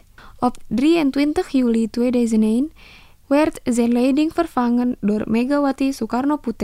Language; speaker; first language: Dutch; non-native, fluent; Indonesian